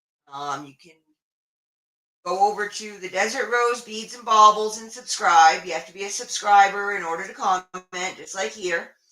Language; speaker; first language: English; native; English